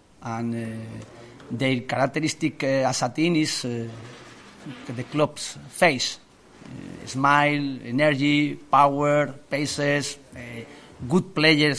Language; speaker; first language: English; non-native, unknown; Spanish